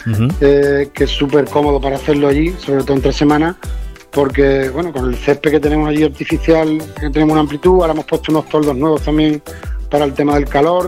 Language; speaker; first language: Spanish; native; Spanish